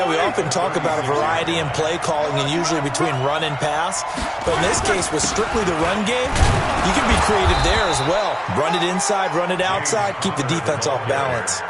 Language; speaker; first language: English; native; English